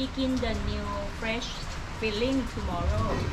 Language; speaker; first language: English; non-native, learner; Thai